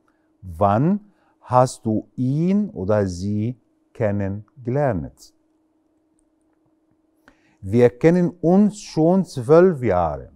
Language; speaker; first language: German; non-native, fluent; Arabic